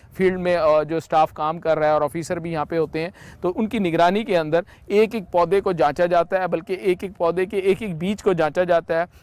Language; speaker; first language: Urdu; native; Urdu